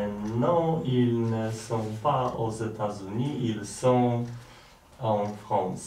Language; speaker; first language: French; non-native, learner; Polish